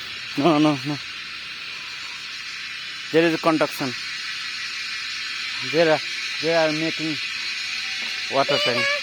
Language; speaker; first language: English; non-native, learner; Nepali